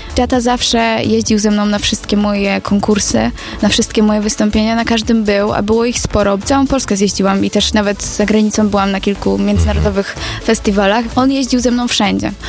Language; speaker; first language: Polish; native; Polish